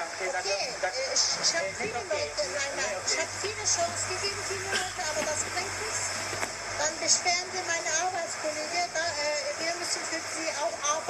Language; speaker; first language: German; non-native, fluent; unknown